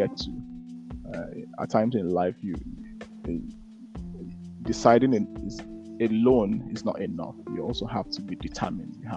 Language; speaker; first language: English; non-native, local second language; Yoruba